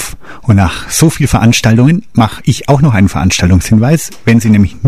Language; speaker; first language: German; native; German